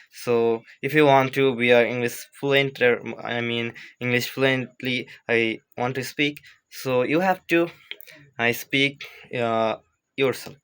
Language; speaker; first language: English; non-native, learner; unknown